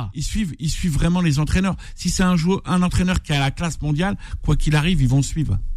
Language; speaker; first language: French; native; French